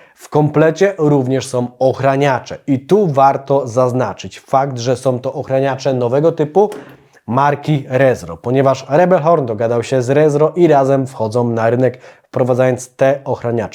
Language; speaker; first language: Polish; native; Polish